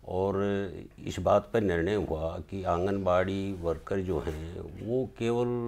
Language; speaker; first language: Hindi; native; Hindi